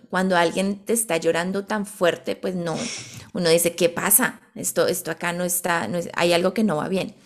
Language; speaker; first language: Spanish; native; Spanish